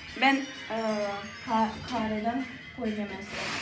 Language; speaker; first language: Turkish; non-native, fluent; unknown